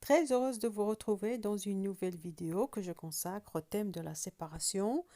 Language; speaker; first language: French; non-native, local second language; Arabic